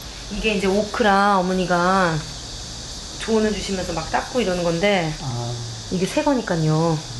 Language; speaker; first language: Korean; native; Korean